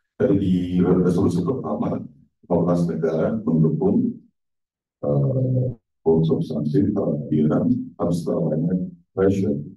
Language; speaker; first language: Indonesian; non-native, fluent; Turkish